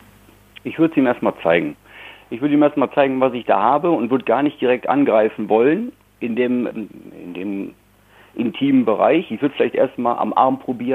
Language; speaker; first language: German; native; German